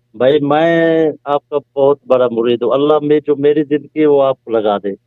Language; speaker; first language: Urdu; non-native, local second language; Saraiki